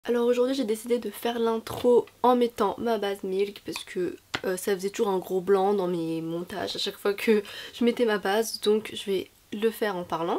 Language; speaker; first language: French; native; French